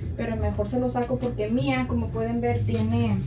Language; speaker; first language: Spanish; early bilingual, heritage; Spanish